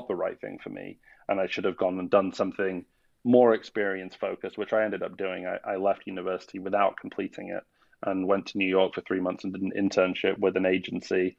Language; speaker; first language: English; native; English